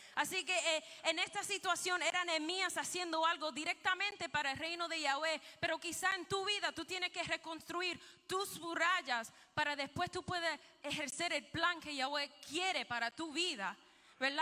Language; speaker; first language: Spanish; early bilingual, heritage; Spanish